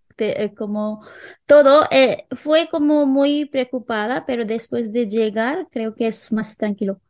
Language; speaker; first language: Spanish; non-native, local second language; Hindi